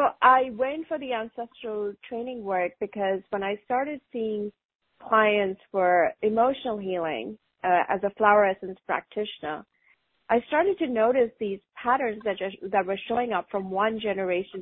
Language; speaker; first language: English; non-native, local second language; Hindi